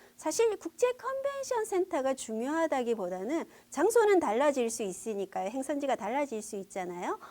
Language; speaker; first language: Korean; native; Korean